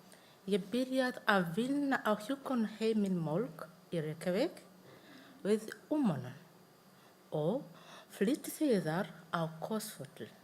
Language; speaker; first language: Icelandic; non-native, learner; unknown